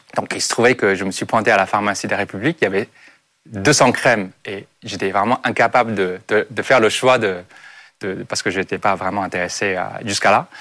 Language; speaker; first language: French; non-native, fluent; Chinese